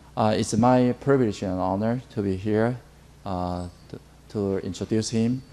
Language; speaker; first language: English; non-native, fluent; Chinese